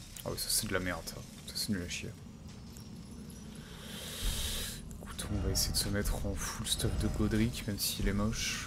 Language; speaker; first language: French; native; French